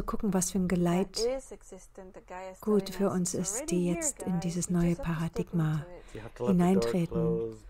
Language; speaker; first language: German; native; German